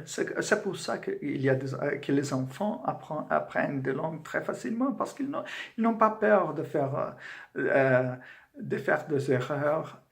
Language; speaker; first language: French; non-native, fluent; Portuguese